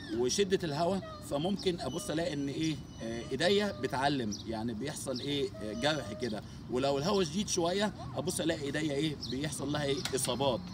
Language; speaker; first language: Arabic; native; Arabic